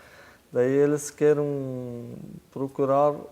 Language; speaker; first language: Portuguese; non-native, fluent; Arabic